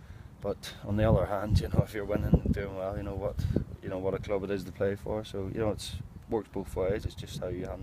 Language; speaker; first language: English; native; English